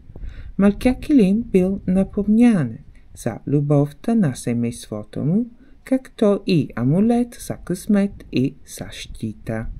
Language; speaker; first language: Bulgarian; non-native, learner; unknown